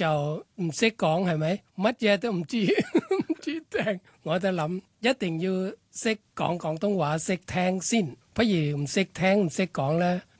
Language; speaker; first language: Cantonese; non-native, learner; Thai